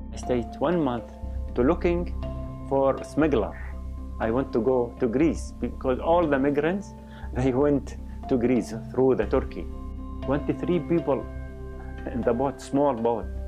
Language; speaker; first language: English; non-native, learner; Arabic